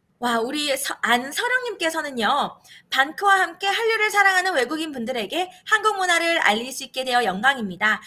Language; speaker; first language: Korean; native; Korean